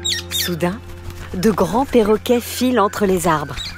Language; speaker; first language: French; native; French